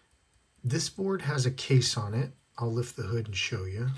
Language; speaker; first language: English; native; English